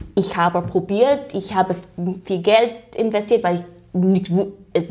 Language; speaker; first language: German; non-native, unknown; English